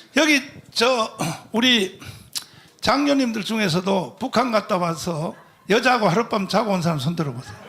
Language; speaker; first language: Korean; native; Korean